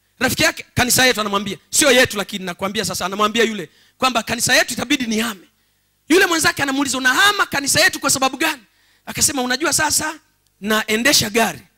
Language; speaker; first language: Swahili; native; Swahili